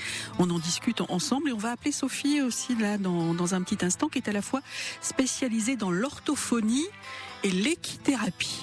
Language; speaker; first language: French; native; French